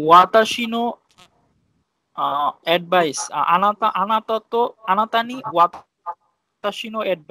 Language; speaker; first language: Japanese; non-native, learner; Bangla